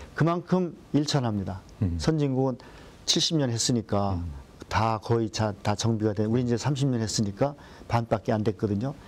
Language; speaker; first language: Korean; native; Korean